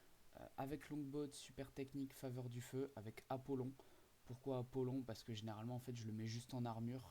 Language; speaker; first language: French; native; French